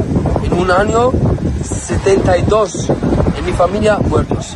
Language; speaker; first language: Spanish; non-native, learner; Arabic